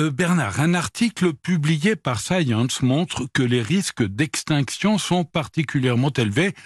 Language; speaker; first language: French; native; French